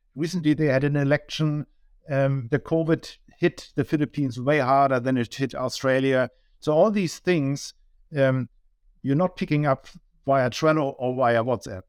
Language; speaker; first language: English; non-native, fluent; German